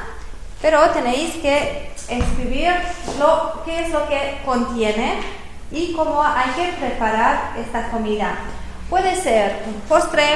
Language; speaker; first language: Spanish; non-native, fluent; Hungarian